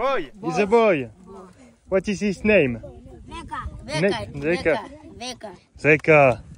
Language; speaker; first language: English; non-native, learner; French